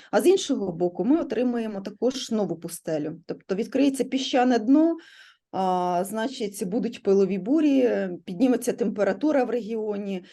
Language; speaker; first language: Ukrainian; native; Ukrainian